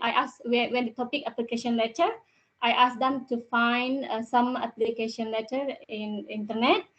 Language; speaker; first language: English; non-native, learner; Indonesian